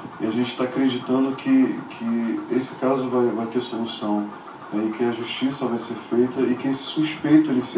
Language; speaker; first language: Portuguese; native; Portuguese